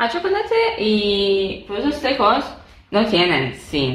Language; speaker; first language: Spanish; non-native, learner; Persian